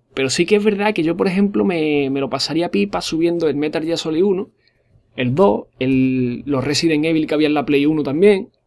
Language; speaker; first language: Spanish; native; Spanish